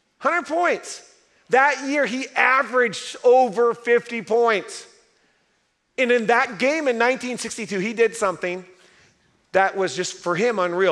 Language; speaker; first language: English; native; English